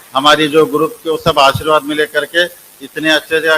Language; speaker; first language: Hindi; non-native, local second language; Kannada